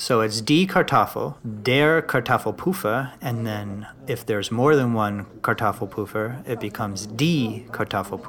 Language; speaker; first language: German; non-native, learner; English